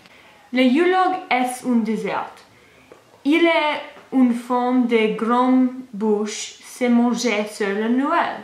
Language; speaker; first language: French; non-native, learner; English